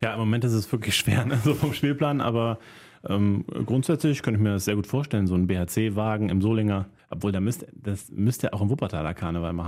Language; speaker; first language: German; native; German